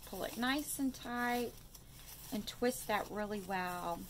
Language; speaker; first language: English; native; English